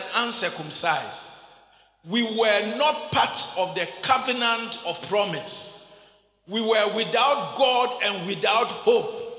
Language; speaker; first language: English; non-native, local second language; Akan